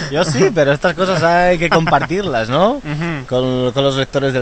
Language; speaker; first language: Spanish; native; Spanish